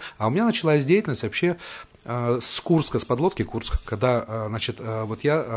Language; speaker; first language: Russian; native; Russian